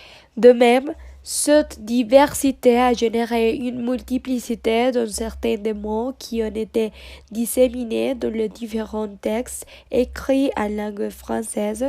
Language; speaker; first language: French; non-native, learner; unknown